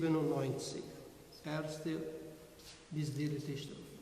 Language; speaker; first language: German; non-native, learner; Portuguese